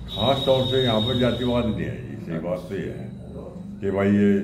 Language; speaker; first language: Hindi; native; Hindi